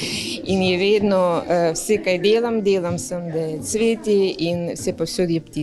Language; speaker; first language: Slovenian; non-native, learner; Ukrainian